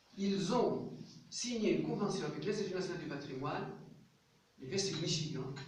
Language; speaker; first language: French; non-native, local second language; Arabic